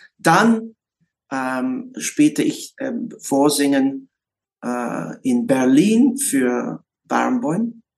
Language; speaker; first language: German; non-native, learner; English